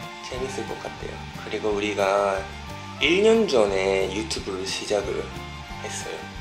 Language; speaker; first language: Korean; non-native, fluent; Japanese